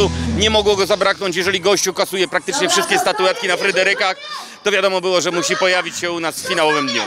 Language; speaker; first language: Polish; native; Polish